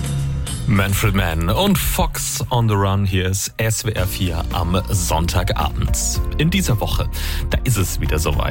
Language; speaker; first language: German; native; German